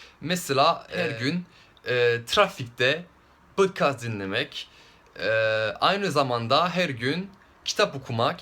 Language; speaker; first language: Turkish; non-native, fluent; French